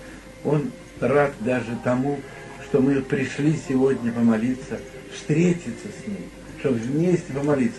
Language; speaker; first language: Russian; native; Russian